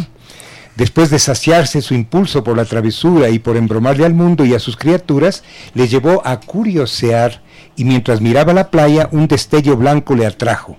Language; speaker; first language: Spanish; native; Spanish